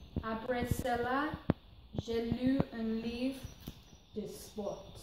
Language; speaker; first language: French; non-native, learner; English